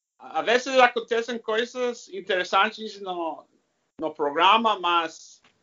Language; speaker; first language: Portuguese; non-native, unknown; English